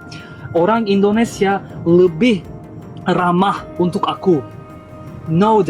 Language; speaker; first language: Indonesian; non-native, learner; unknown